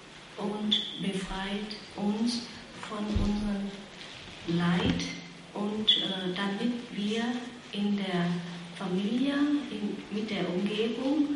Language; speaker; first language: German; non-native, fluent; Vietnamese